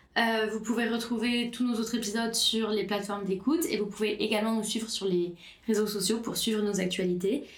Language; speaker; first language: French; native; French